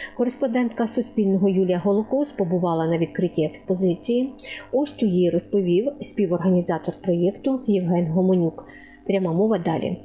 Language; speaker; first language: Ukrainian; native; Ukrainian